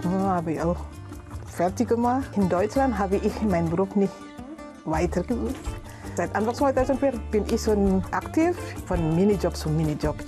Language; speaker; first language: German; non-native, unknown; Indonesian